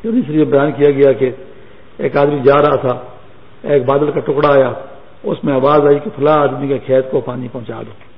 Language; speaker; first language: Urdu; non-native, local second language; Pashto